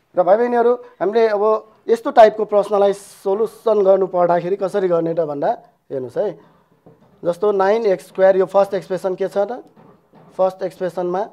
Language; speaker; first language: Nepali; non-native, local second language; Newari